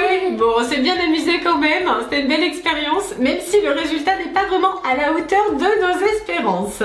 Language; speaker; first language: French; native; French